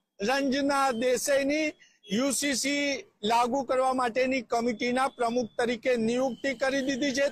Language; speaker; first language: Gujarati; native; Gujarati